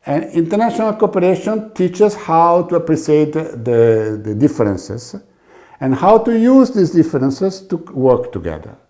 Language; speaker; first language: English; non-native, fluent; Italian